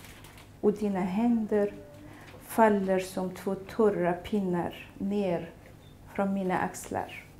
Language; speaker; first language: Swedish; non-native, fluent; Kurdish